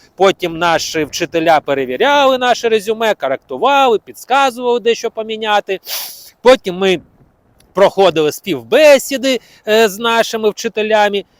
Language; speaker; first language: Ukrainian; native; Ukrainian